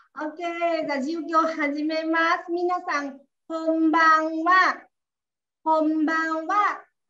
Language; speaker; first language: Japanese; non-native, fluent; Vietnamese